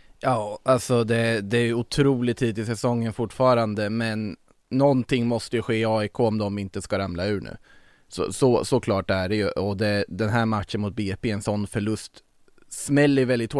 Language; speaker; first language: Swedish; native; Swedish